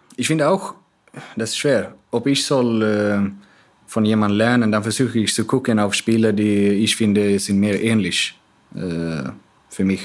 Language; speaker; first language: German; non-native, fluent; Swedish